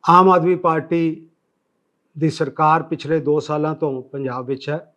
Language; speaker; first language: Hindi; non-native, local second language; Punjabi